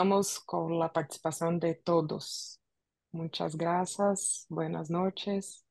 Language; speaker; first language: Spanish; non-native, learner; Portuguese